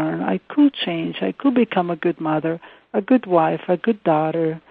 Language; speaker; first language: English; non-native, fluent; Spanish